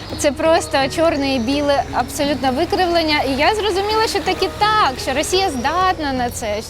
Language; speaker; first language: Ukrainian; non-native, local second language; Russian